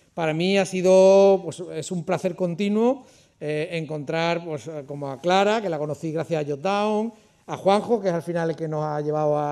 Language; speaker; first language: Spanish; native; Spanish